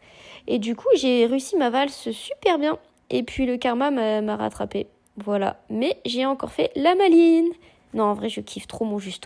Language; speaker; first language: French; native; French